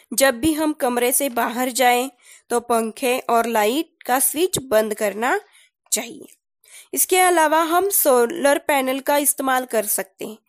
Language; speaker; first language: Hindi; non-native, local second language; Marathi